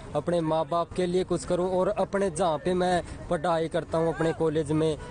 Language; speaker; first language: Hindi; native; Hindi